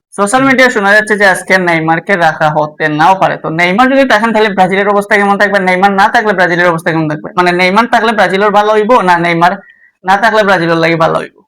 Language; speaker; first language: Bangla; native; Bangla